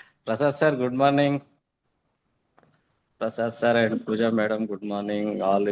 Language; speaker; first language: Telugu; native; Telugu